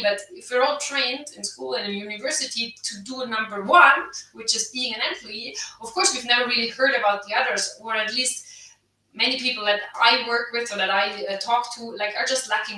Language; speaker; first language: English; non-native, fluent; German